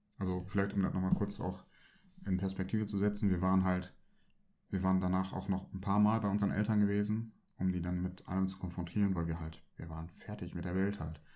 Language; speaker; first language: German; early bilingual, other home language; Turkish